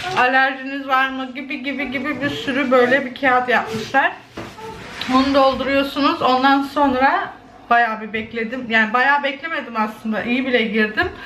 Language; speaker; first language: Turkish; early bilingual, heritage; Turkish